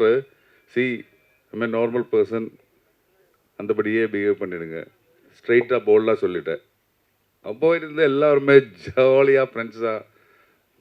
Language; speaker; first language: Tamil; non-native, learner; Malayalam